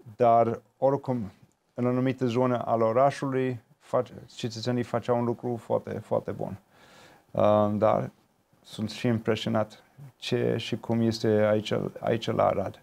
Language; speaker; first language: Romanian; non-native, fluent; English